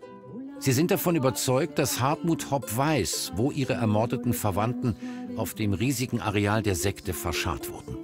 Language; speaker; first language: German; native; German